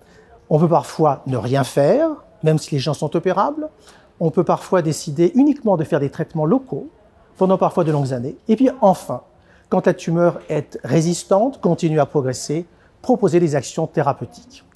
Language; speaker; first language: French; native; French